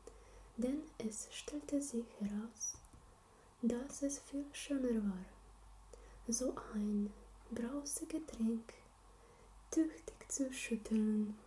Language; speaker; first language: German; non-native, learner; Slovenian